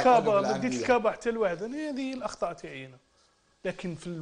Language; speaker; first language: Arabic; native; Arabic